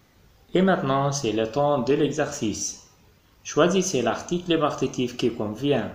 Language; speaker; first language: French; non-native, fluent; Arabic